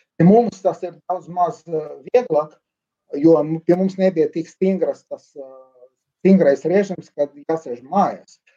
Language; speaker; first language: Latvian; non-native, local second language; Russian